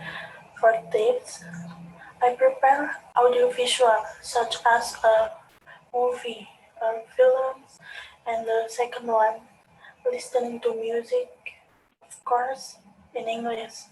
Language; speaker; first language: English; non-native, learner; Indonesian